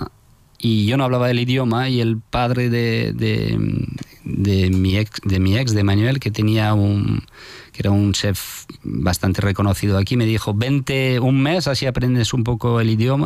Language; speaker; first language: Spanish; non-native, fluent; French